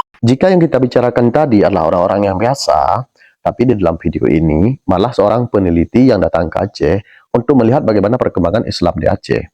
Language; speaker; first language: Indonesian; native; Indonesian